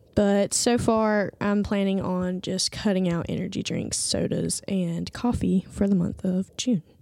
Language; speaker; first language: English; native; English